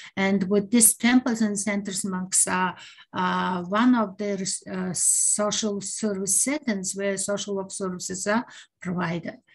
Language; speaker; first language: English; non-native, learner; Mongolian